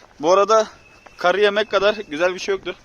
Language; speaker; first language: Turkish; native; Turkish